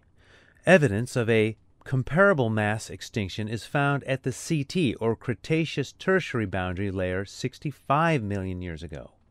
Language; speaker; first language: English; native; English